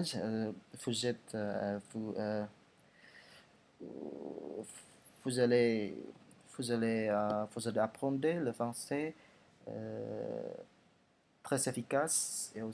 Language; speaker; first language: French; non-native, learner; Indonesian